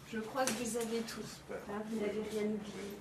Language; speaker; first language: French; native; French